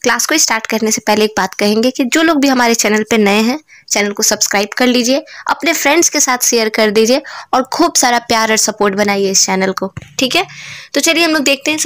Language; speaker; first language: Hindi; native; Hindi